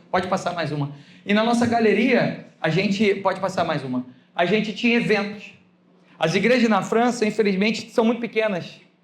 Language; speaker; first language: Portuguese; native; Portuguese